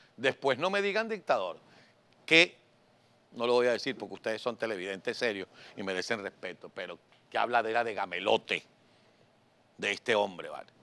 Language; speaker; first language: Spanish; native; Spanish